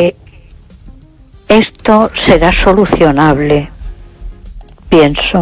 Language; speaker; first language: Spanish; native; Spanish